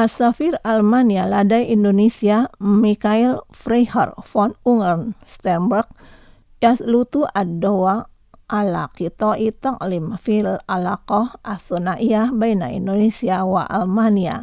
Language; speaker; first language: Arabic; non-native, fluent; Indonesian